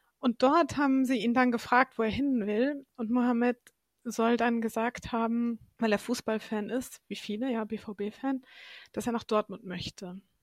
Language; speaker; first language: German; native; German